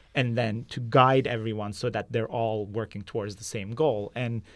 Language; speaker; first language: English; non-native, fluent; Turkish